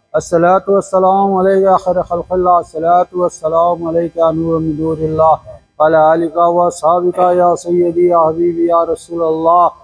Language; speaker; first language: Urdu; native; Urdu